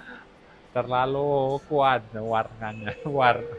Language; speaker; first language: Indonesian; non-native, learner; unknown